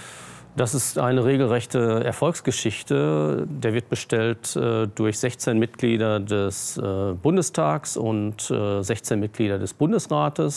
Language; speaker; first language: German; native; German